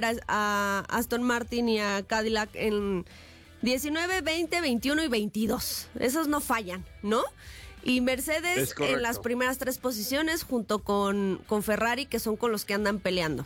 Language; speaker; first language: Spanish; native; Spanish